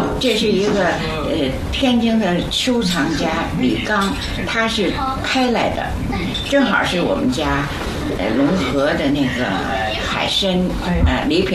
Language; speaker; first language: Chinese; native; Chinese